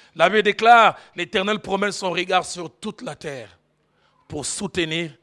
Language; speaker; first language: French; non-native, local second language; Lingala